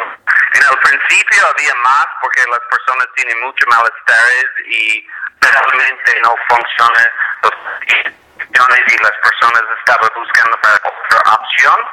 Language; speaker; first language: Spanish; non-native, fluent; English